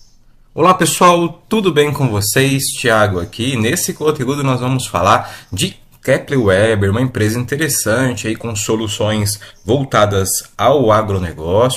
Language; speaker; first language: Portuguese; native; Portuguese